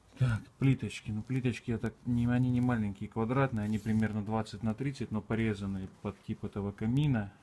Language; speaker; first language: Russian; native; Russian